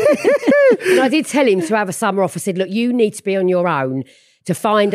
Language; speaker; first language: English; native; English